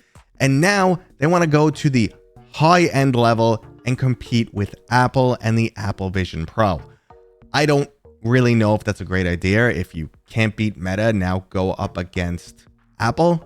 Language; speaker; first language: English; native; English